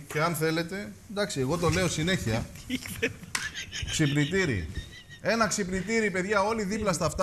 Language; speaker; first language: Greek; native; Greek